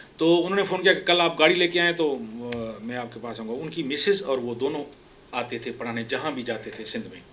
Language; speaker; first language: Urdu; non-native, local second language; Sindhi